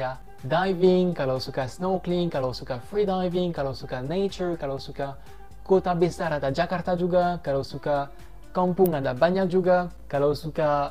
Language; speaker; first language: Indonesian; non-native, fluent; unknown